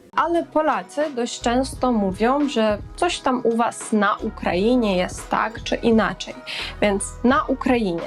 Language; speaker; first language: Polish; non-native, fluent; Ukrainian